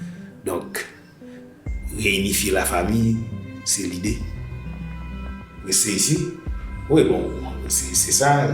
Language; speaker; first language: French; non-native, local second language; Haitian Creole